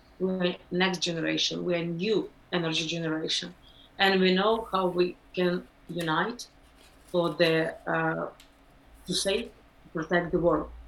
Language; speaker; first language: English; non-native, learner; Ukrainian